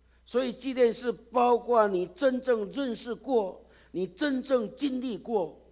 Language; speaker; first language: Chinese; native; Chinese